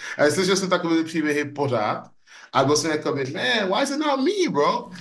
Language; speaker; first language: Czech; early bilingual, other home language; English